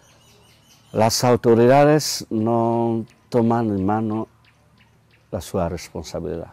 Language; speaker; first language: Spanish; non-native, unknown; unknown